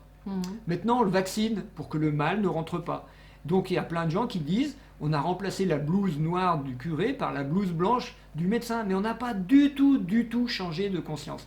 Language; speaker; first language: French; native; French